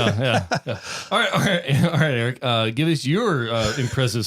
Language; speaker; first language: English; native; English